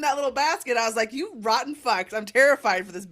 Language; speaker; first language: English; native; English